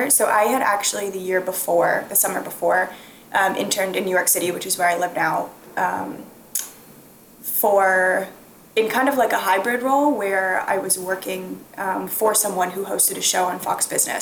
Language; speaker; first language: English; native; English